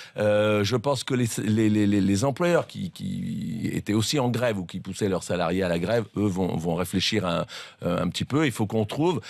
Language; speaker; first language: French; native; French